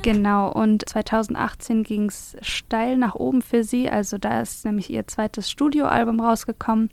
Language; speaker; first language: German; native; German